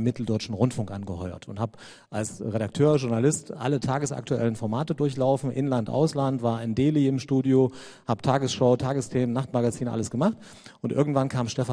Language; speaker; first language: German; native; German